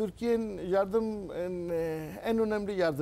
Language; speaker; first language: Turkish; non-native, learner; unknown